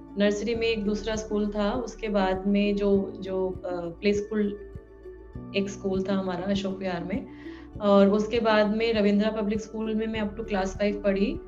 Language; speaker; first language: Hindi; native; Hindi